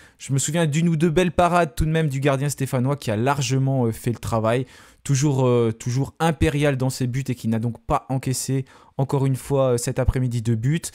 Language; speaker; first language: French; native; French